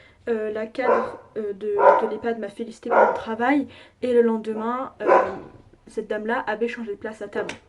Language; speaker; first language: French; native; French